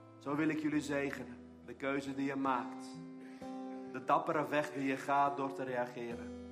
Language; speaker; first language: Dutch; non-native, fluent; Armenian